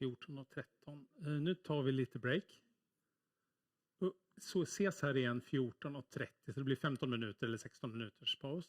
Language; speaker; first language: Swedish; native; Swedish